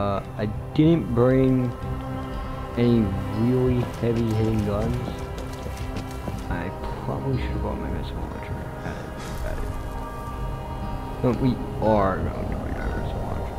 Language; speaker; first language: English; native; English